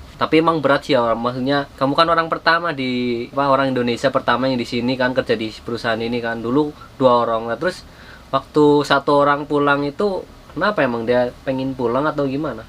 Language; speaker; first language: Indonesian; native; Indonesian